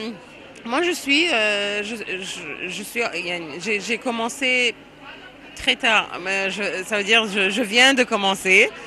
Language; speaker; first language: French; non-native, fluent; Arabic